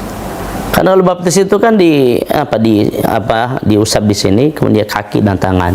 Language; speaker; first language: Indonesian; non-native, local second language; Nias